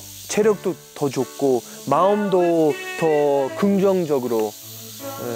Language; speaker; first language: Korean; non-native, fluent; English